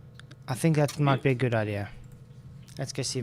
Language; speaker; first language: English; native; English